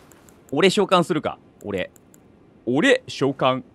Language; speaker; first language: Japanese; native; Japanese